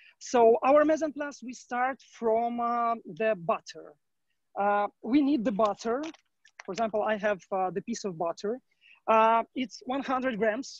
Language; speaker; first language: English; non-native, learner; Ukrainian